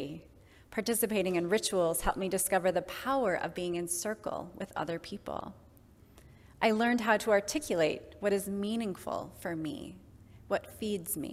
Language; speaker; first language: English; native; English